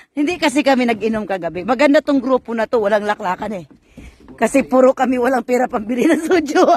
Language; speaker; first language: Filipino; non-native, local second language; Cebuano